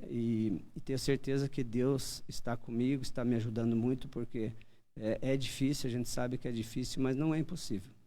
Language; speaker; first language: Portuguese; native; Portuguese